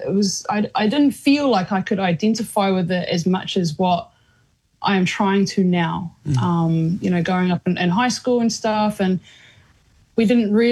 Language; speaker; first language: English; native; English